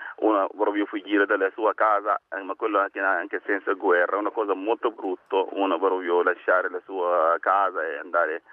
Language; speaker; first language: Italian; non-native, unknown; Arabic